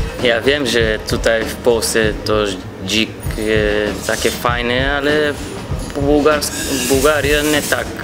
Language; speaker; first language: Polish; non-native, learner; Bulgarian